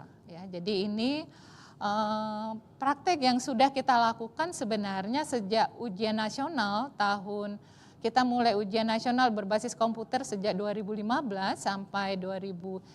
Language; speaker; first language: Indonesian; native; Indonesian